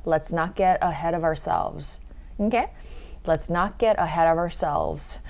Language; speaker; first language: English; early bilingual, other home language; Korean